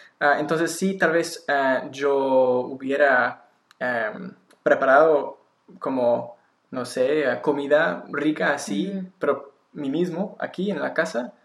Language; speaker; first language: Spanish; non-native, learner; English